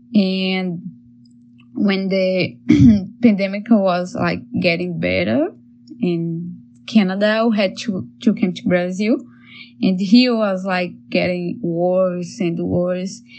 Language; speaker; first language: English; non-native, learner; Portuguese